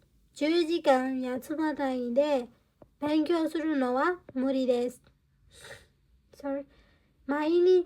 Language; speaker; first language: Japanese; non-native, fluent; Burmese